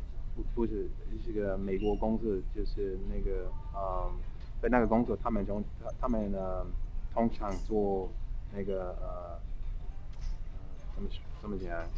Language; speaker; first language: Chinese; non-native, fluent; English